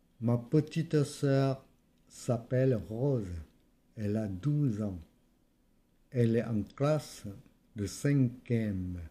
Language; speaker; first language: French; non-native, fluent; Vietnamese